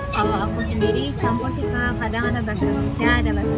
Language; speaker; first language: Indonesian; non-native, local second language; Minangkabau